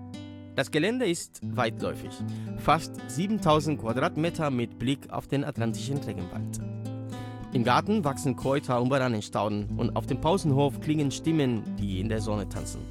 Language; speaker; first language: German; native; German